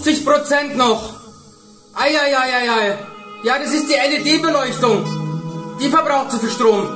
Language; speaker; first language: German; native; German